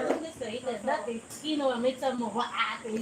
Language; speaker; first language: Japanese; non-native, fluent; Filipino